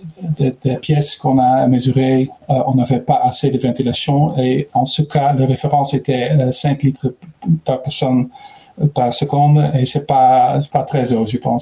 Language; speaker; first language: French; non-native, learner; Dutch